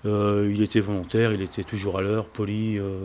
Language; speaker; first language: French; native; French